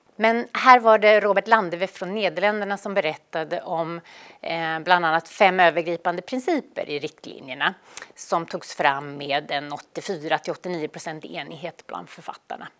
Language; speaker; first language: Swedish; native; Swedish